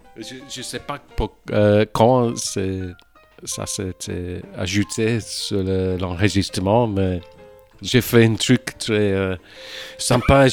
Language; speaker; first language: French; non-native, fluent; English